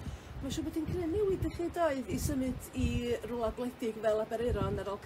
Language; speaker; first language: Welsh; native; Welsh